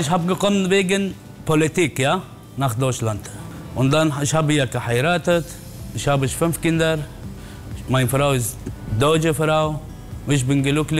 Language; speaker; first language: German; non-native, learner; Turkish